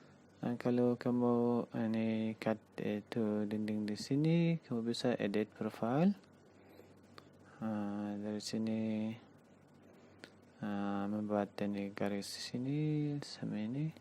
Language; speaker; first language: Indonesian; non-native, learner; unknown